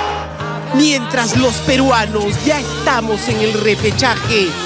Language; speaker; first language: Spanish; native; Spanish